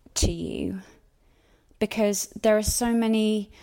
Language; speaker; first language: English; native; English